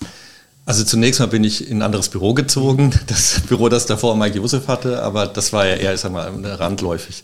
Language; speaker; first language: German; native; German